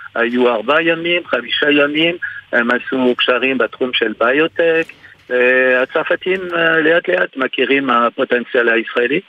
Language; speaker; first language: Hebrew; non-native, fluent; French